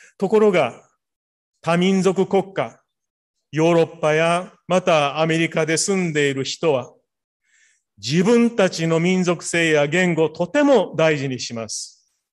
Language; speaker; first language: Japanese; native; Japanese